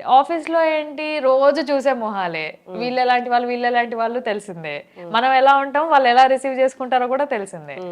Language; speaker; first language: Telugu; native; Telugu